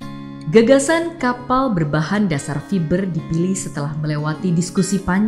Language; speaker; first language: Indonesian; native; Indonesian